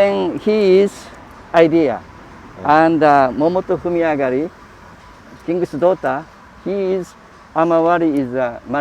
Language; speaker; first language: English; non-native, learner; Japanese